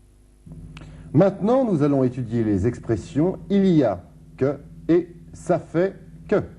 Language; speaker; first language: French; native; French